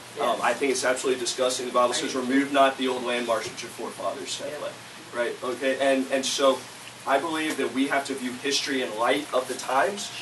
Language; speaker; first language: English; native; English